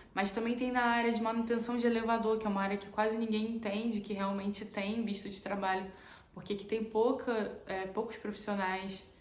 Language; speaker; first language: Portuguese; native; Portuguese